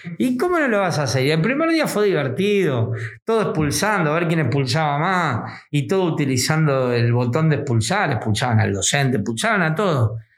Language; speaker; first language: Spanish; native; Spanish